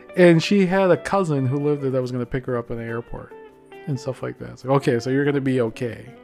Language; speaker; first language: English; native; English